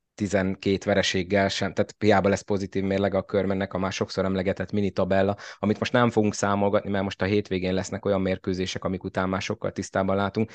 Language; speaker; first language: Hungarian; native; Hungarian